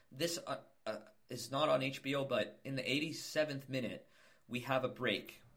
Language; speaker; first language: English; native; English